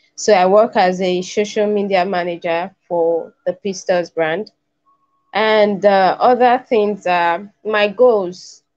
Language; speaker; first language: English; non-native, local second language; Igbo